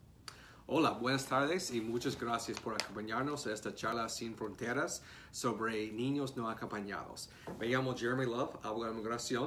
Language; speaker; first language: Spanish; non-native, fluent; English